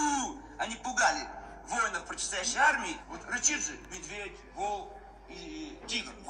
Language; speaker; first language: Russian; native; Russian